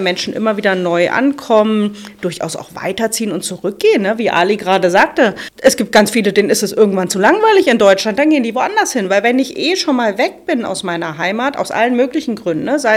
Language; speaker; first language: German; native; German